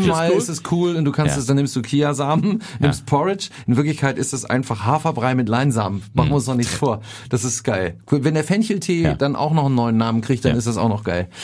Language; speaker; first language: German; native; German